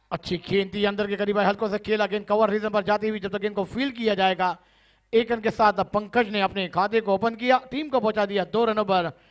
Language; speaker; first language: Hindi; non-native, local second language; Marathi